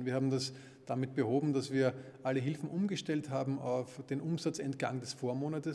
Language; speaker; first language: German; native; German